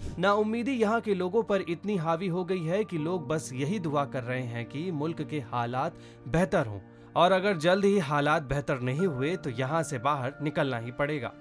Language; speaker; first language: Hindi; native; Hindi